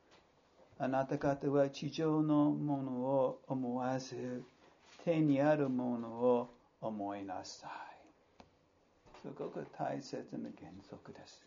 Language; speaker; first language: Japanese; non-native, fluent; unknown